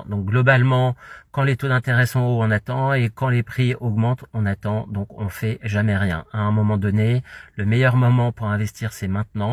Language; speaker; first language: French; native; French